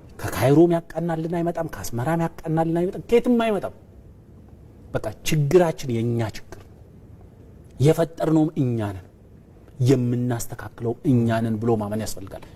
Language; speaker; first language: Amharic; non-native, local second language; Oromo